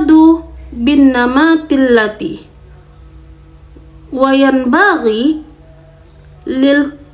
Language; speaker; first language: Arabic; non-native, learner; Indonesian